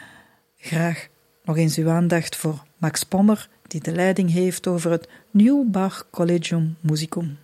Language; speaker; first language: Dutch; native; Dutch